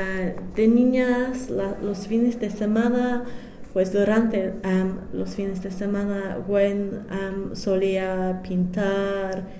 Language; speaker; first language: Spanish; non-native, fluent; English